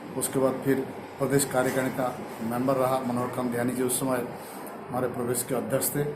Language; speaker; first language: Hindi; non-native, local second language; Bangla